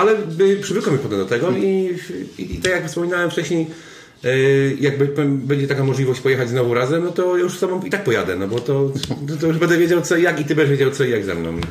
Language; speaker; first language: Polish; native; Polish